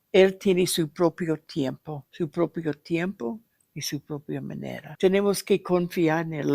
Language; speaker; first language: Spanish; non-native, fluent; English